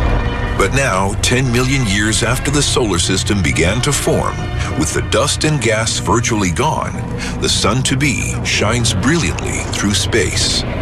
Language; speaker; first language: English; native; English